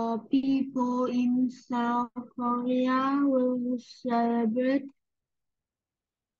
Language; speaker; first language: English; non-native, learner; Vietnamese